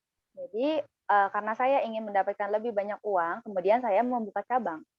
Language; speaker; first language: Indonesian; native; Indonesian